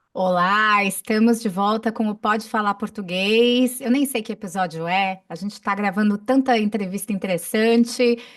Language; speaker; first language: Portuguese; native; Portuguese